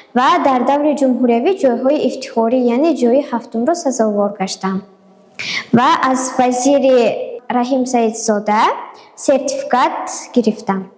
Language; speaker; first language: Tajik; non-native, local second language; Kyrgyz